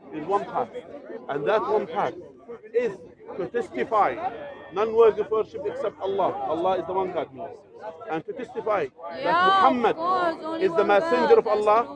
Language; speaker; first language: English; non-native, fluent; Arabic